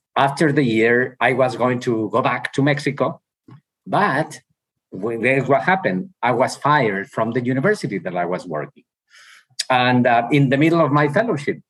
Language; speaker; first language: English; non-native, fluent; Spanish